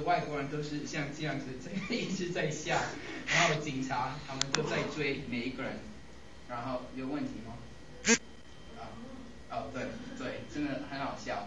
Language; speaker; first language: Chinese; non-native, fluent; English